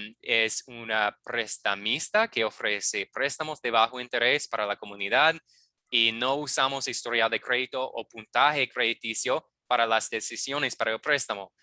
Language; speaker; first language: Spanish; non-native, fluent; English